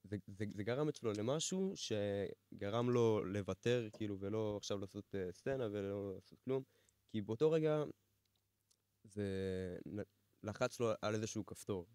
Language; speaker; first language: Hebrew; native; Hebrew